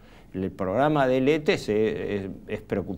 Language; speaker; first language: Spanish; native; Spanish